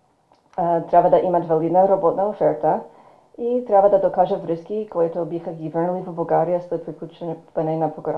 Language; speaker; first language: Bulgarian; non-native, fluent; English